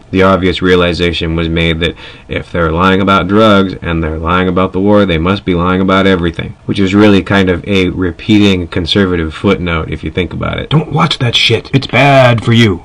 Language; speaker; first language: English; native; English